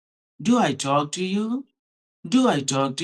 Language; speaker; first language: English; non-native, local second language; Hindi